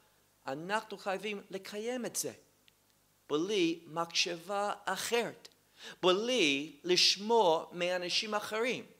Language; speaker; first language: Hebrew; non-native, fluent; English